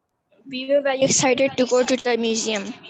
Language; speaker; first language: English; non-native, learner; Urdu